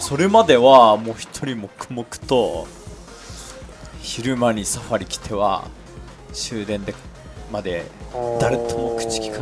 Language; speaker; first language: Japanese; native; Japanese